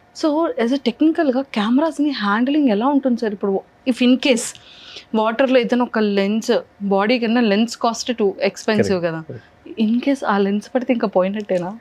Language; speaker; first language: Telugu; native; Telugu